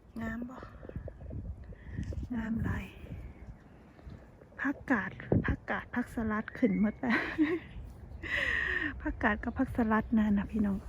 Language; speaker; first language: Thai; non-native, local second language; Lao